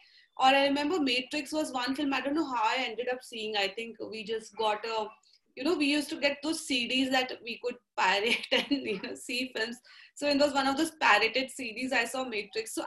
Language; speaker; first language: English; non-native, local second language; Marathi